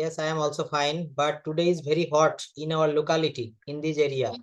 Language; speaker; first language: English; non-native, fluent; Bangla